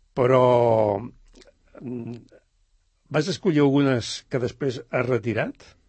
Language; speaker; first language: Catalan; native; Catalan